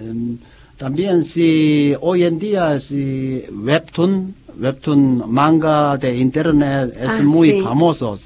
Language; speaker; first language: Spanish; non-native, learner; Korean